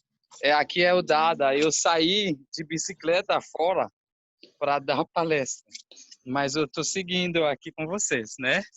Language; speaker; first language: Portuguese; non-native, fluent; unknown